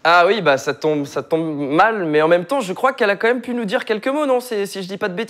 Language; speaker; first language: French; native; French